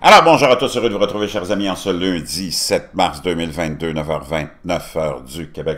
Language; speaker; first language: French; native; French